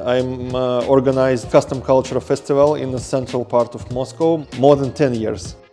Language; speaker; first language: English; non-native, learner; Russian